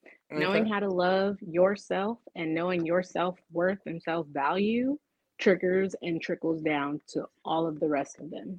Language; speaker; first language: English; native; English